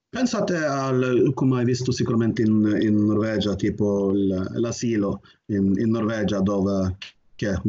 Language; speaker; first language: Italian; non-native, fluent; Norwegian